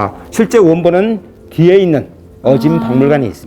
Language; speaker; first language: Korean; native; Korean